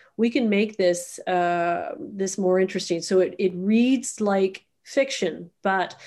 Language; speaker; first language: English; native; English